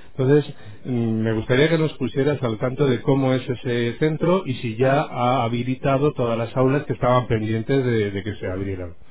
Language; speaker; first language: Spanish; native; Spanish